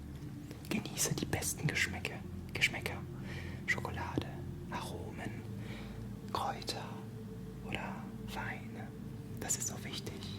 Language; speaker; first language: German; non-native, fluent; French